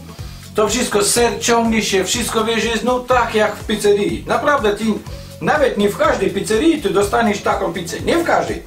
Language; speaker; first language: Polish; non-native, learner; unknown